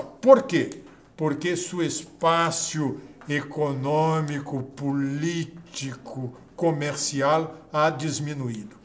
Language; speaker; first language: Spanish; non-native, fluent; Portuguese